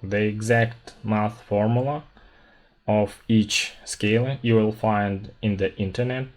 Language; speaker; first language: English; non-native, fluent; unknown